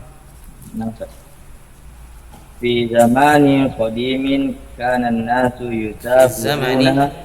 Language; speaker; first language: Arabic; non-native, learner; Indonesian